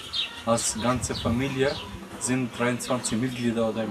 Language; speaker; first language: German; non-native, fluent; Albanian